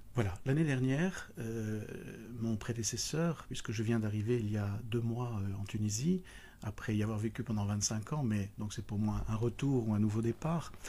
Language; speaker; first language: French; native; French